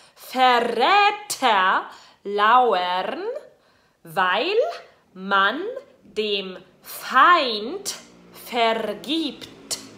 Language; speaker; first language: Spanish; non-native, fluent; German